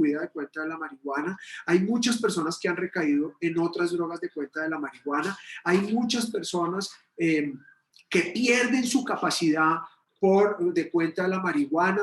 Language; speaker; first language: Spanish; native; Spanish